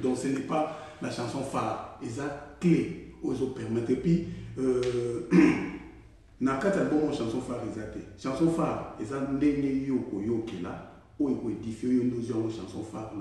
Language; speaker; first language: French; non-native, local second language; Lingala